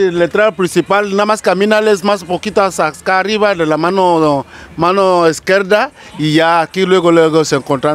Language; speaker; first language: Spanish; non-native, local second language; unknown